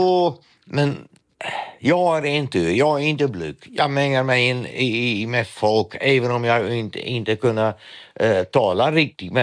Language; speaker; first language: Swedish; non-native, learner; Dutch